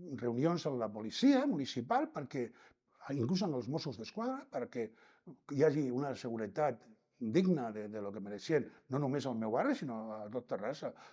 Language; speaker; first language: Catalan; non-native, local second language; Spanish